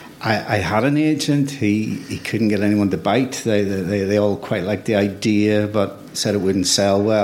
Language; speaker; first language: English; native; English